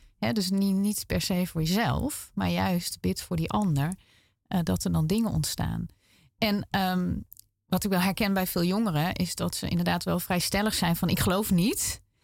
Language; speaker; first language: Dutch; native; Dutch